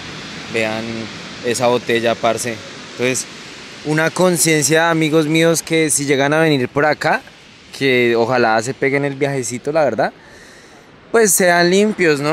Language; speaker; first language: Spanish; native; Spanish